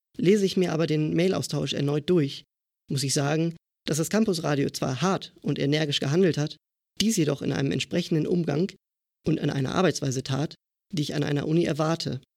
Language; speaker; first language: German; native; German